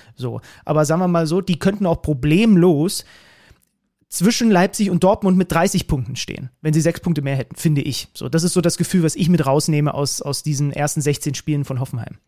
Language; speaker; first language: German; native; German